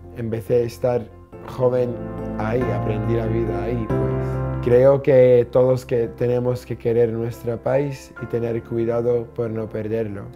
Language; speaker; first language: Spanish; non-native, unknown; Arabic